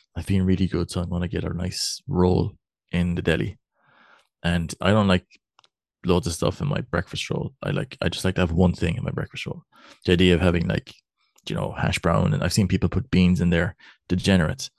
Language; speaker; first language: English; native; English